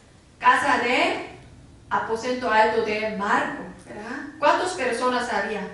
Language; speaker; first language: Spanish; non-native, learner; Korean